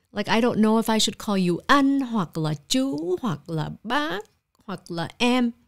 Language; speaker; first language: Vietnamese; early bilingual, heritage; Vietnamese